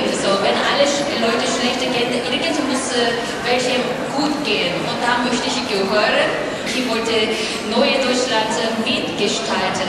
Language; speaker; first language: German; non-native, learner; Korean